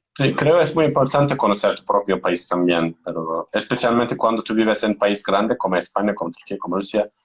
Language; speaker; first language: Spanish; non-native, learner; Turkish